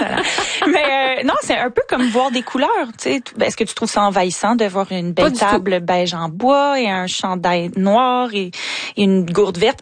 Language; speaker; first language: French; native; French